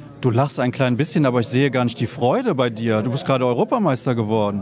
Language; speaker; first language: German; native; German